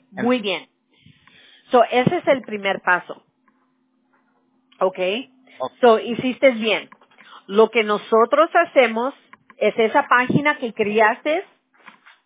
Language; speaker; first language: Spanish; early bilingual, heritage; Spanish